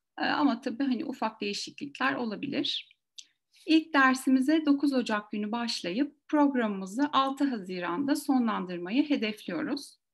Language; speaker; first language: Turkish; native; Turkish